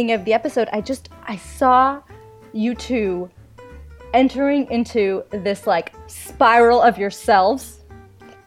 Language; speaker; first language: English; early bilingual, other home language; Tamil